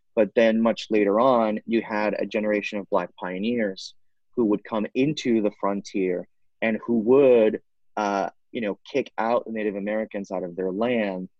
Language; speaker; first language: English; non-native, fluent; Spanish